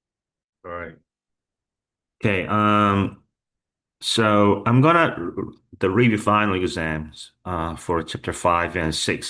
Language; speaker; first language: English; non-native, fluent; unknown